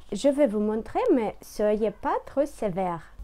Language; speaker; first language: French; non-native, learner; Russian